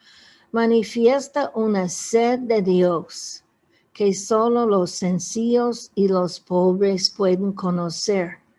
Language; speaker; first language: Spanish; non-native, fluent; English